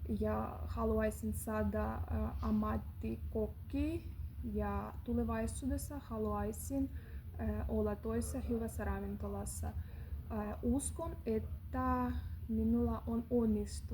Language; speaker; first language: Finnish; non-native, learner; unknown